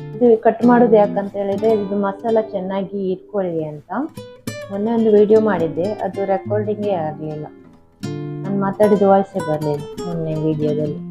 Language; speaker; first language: Kannada; non-native, local second language; Tulu